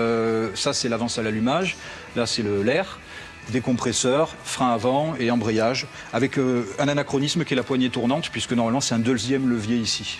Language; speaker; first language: French; native; French